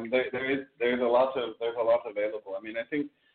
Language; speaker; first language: English; native; English